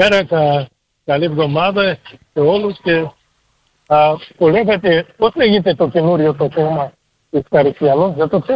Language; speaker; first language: Greek; early bilingual, heritage; Greek